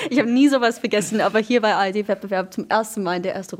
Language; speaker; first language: German; non-native, fluent; English